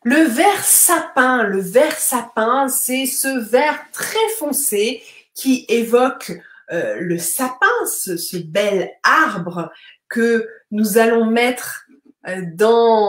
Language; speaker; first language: French; native; French